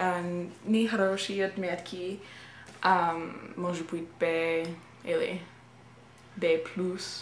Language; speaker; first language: Russian; non-native, learner; English